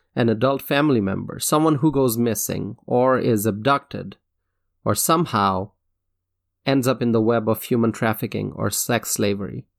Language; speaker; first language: English; non-native, local second language; Bangla